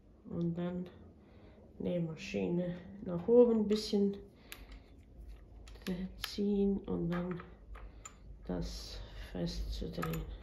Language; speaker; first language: German; non-native, fluent; Bosnian